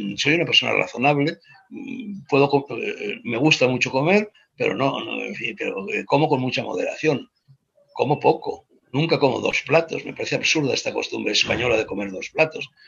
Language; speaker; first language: Spanish; native; Spanish